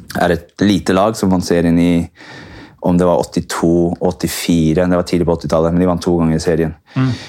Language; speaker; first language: Norwegian; early bilingual, heritage; Norwegian